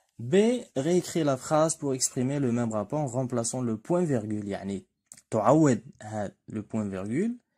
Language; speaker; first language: French; non-native, local second language; Arabic